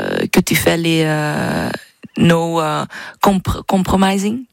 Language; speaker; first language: French; non-native, fluent; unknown